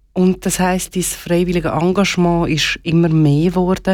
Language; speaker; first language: German; native; German